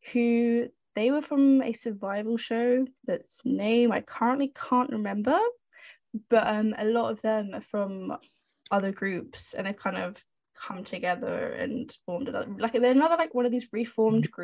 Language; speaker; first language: English; native; English